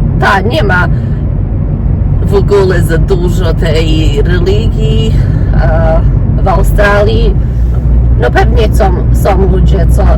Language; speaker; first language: Polish; early bilingual, heritage; English